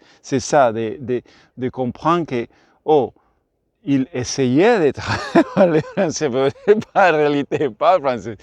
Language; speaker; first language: French; non-native, learner; Spanish